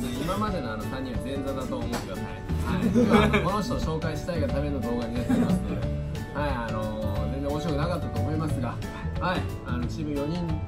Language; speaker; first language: Japanese; native; Japanese